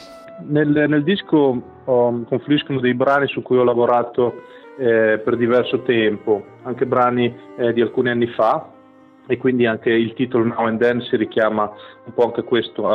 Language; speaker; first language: Italian; native; Italian